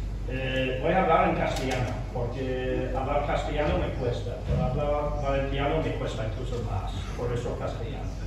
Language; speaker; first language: Spanish; non-native, fluent; English